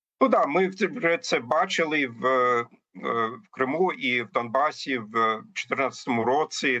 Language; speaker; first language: Ukrainian; non-native, fluent; German